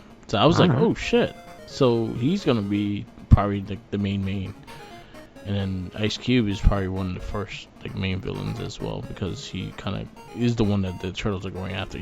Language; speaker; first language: English; native; English